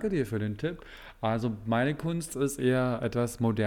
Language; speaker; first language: German; native; German